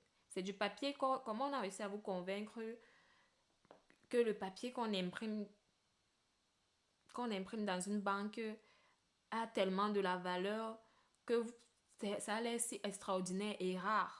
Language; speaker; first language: French; native; French